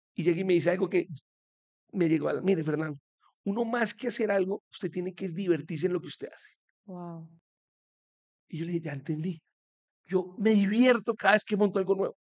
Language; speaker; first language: Spanish; native; Spanish